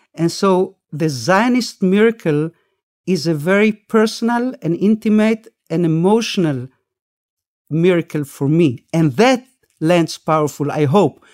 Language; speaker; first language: English; early bilingual, other home language; Spanish